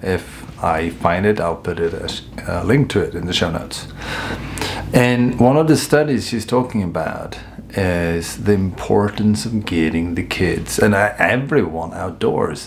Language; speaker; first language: English; non-native, fluent; Swedish